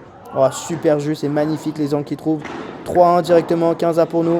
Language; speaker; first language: French; native; French